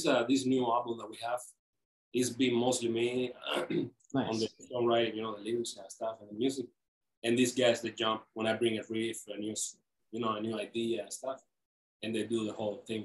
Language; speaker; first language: English; non-native, fluent; Spanish